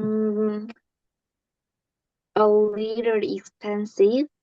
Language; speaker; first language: English; non-native, learner; Korean